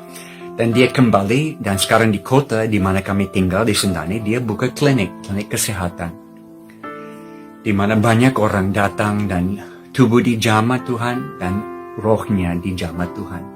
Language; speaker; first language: Indonesian; non-native, fluent; English